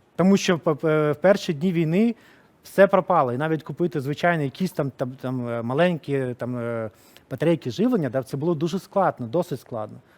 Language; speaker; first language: Ukrainian; non-native, local second language; Russian